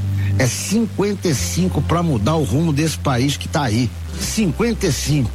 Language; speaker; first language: Portuguese; native; Portuguese